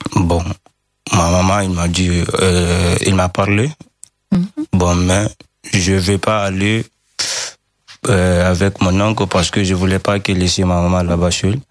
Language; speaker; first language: French; non-native, learner; Fula